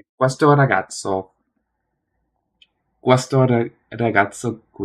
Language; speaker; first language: Italian; non-native, learner; English